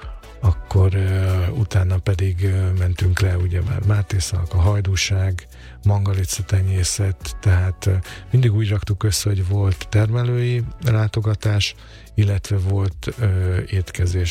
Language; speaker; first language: Hungarian; native; Hungarian